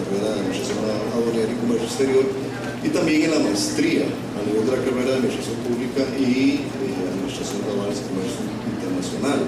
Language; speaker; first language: Spanish; native; Spanish